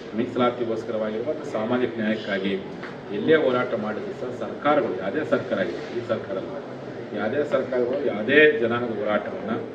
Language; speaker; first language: Kannada; native; Kannada